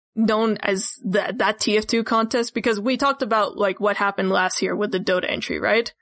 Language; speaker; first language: English; native; English